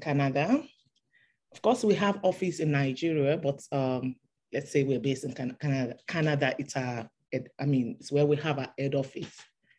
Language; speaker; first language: English; non-native, local second language; Yoruba